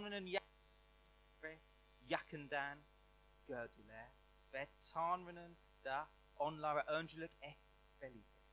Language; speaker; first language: Turkish; non-native, learner; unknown